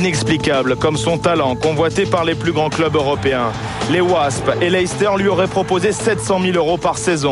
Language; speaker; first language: French; native; French